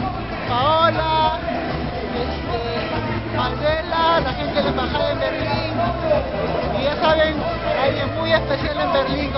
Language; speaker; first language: Spanish; native; Spanish